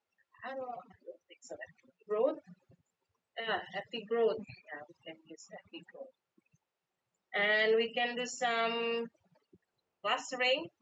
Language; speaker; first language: English; non-native, fluent; Indonesian